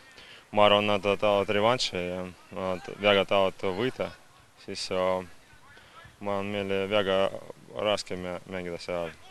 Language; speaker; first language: Estonian; non-native, local second language; Russian